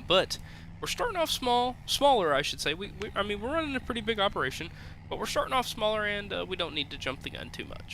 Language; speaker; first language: English; native; English